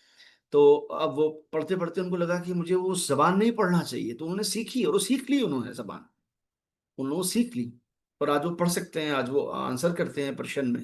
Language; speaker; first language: Hindi; native; Hindi